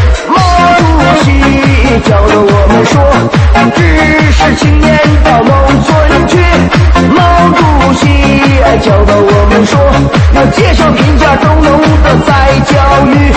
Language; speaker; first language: Chinese; native; Chinese